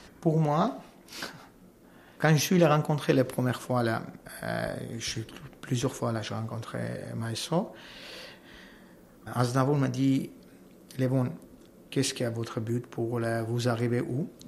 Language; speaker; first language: French; non-native, learner; Armenian